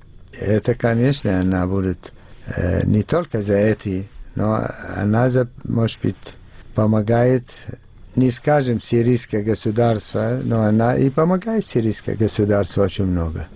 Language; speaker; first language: Russian; non-native, fluent; Arabic